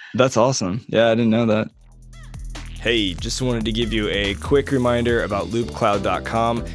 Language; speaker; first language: English; native; English